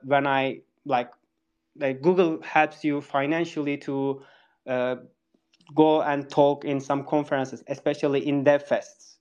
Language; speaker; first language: English; non-native, fluent; Turkish